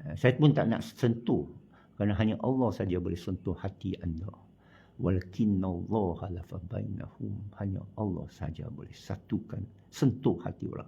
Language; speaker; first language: Malay; non-native, local second language; Chinese